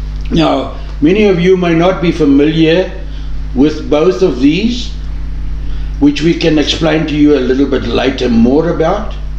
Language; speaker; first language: English; non-native, local second language; Afrikaans